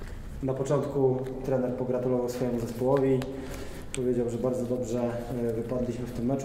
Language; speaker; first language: Polish; native; Polish